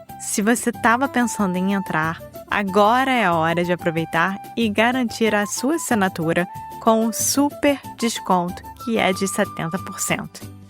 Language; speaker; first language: Portuguese; native; Portuguese